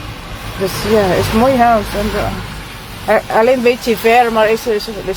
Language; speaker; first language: Dutch; non-native, learner; Filipino